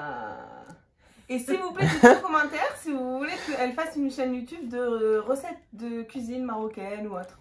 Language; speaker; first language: French; native; French